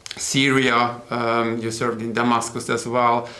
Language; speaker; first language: English; non-native, fluent; Hungarian